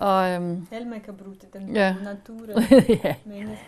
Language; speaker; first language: Danish; non-native, learner; Russian